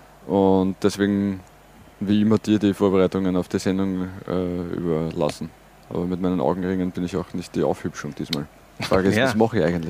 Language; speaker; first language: German; native; German